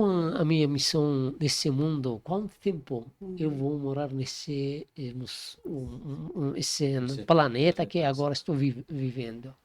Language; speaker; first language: Portuguese; non-native, learner; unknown